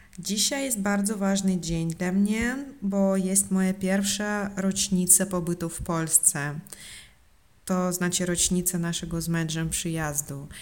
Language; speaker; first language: Polish; non-native, fluent; Russian